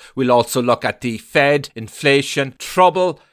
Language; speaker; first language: English; native; English